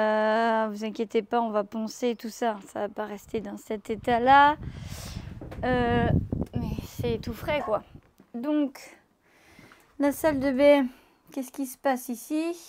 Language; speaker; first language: French; native; French